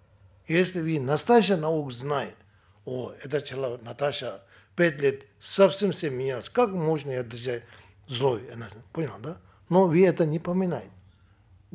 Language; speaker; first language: Russian; non-native, learner; Tibetan